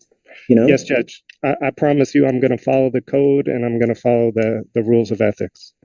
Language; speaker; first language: English; native; English